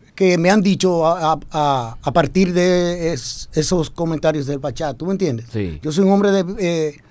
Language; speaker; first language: Spanish; native; Spanish